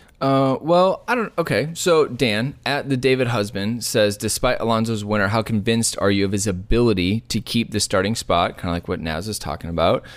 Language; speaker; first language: English; native; English